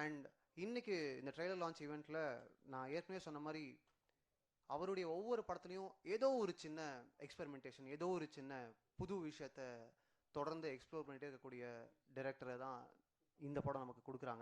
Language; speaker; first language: Tamil; native; Tamil